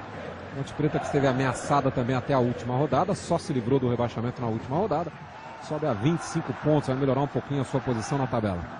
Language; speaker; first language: Portuguese; native; Portuguese